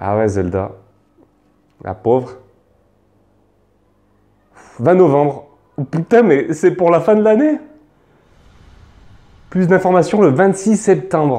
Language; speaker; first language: French; native; French